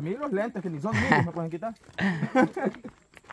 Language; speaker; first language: Spanish; native; Spanish